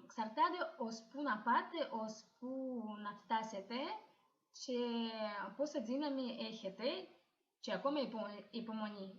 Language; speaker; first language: Greek; non-native, fluent; Ukrainian